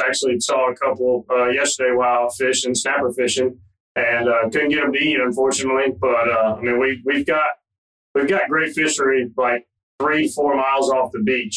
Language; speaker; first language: English; native; English